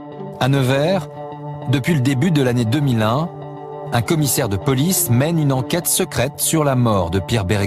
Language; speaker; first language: French; native; French